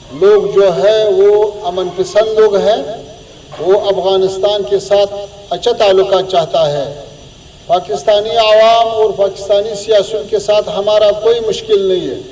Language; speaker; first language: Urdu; non-native, fluent; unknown